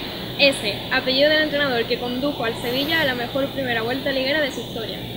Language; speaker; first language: Spanish; native; Spanish